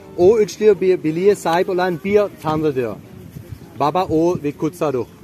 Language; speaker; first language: Turkish; non-native, fluent; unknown